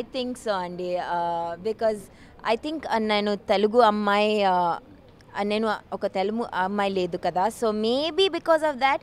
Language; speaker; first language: Telugu; non-native, learner; Malayalam